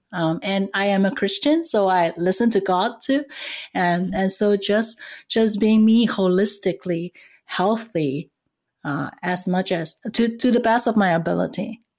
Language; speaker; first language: English; non-native, fluent; Cantonese